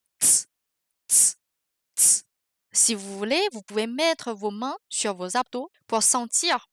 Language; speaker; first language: French; non-native, fluent; Chinese